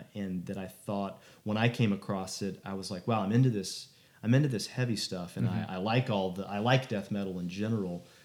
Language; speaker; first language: English; native; English